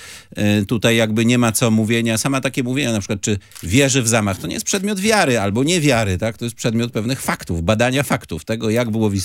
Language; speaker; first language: Polish; native; Polish